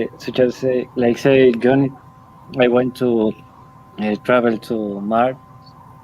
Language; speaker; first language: English; non-native, learner; Spanish